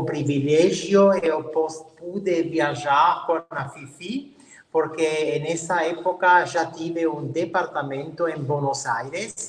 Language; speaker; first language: Portuguese; non-native, fluent; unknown